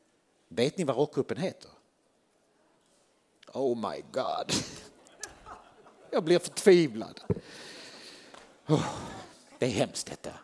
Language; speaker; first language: Swedish; native; Swedish